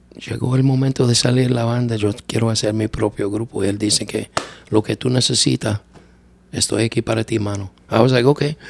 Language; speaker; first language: Spanish; non-native, learner; English